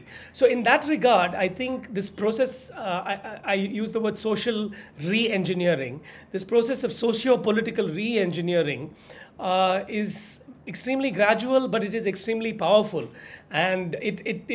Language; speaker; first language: English; non-native, local second language; Tamil